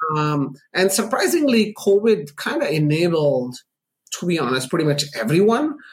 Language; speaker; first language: English; non-native, local second language; Urdu